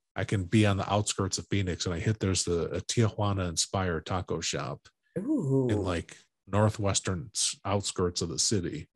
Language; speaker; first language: English; native; English